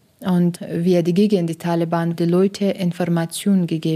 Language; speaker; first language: German; non-native, learner; Persian